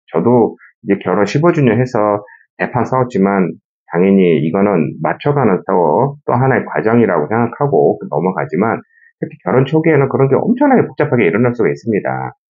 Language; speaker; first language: Korean; native; Korean